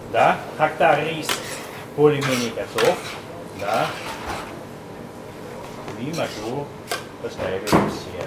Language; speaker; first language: Russian; non-native, learner; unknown